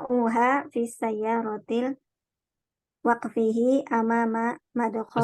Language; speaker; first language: Arabic; non-native, learner; Indonesian